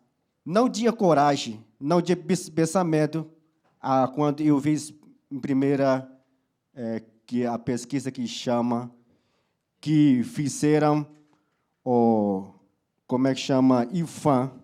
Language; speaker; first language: Portuguese; non-native, local second language; Yanomámi